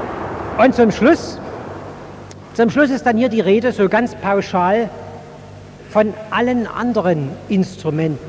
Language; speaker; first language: German; native; German